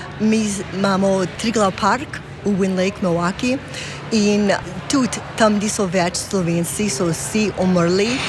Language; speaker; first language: Slovenian; early bilingual, heritage; Slovenian